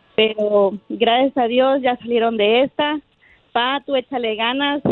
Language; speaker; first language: Spanish; native; Spanish